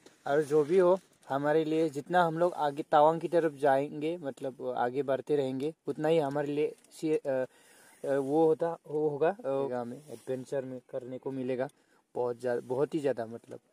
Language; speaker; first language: Hindi; non-native, local second language; Assamese